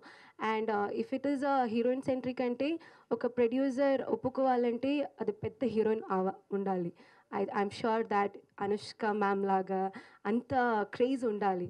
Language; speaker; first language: Telugu; non-native, learner; Malayalam